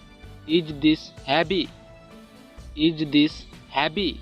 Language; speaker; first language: English; non-native, local second language; Odia